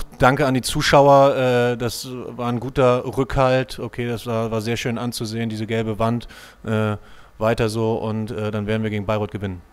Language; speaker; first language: German; native; German